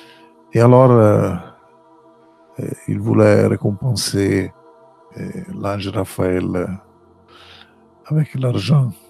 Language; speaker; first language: French; non-native, fluent; Italian